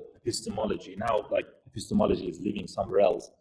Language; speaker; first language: English; non-native, fluent; Persian